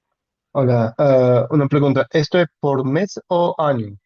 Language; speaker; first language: Spanish; non-native, learner; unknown